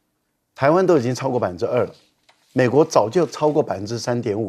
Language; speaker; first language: Chinese; native; Chinese